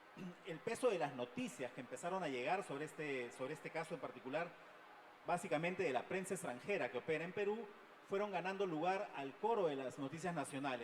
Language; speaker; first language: Spanish; native; Spanish